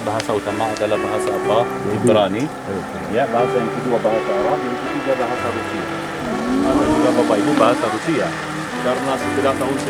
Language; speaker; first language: Indonesian; non-native, fluent; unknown